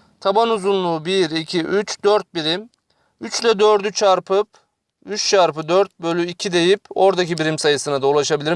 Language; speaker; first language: Turkish; native; Turkish